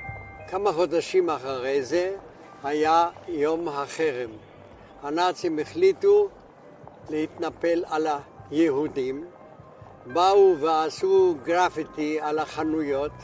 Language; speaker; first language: Hebrew; non-native, fluent; German